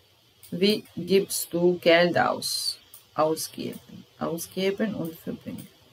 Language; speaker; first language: German; non-native, fluent; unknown